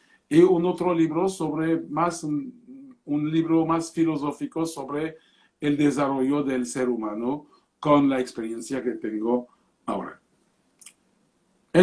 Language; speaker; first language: Spanish; non-native, fluent; French